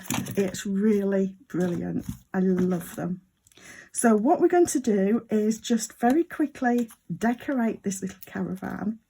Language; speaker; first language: English; native; English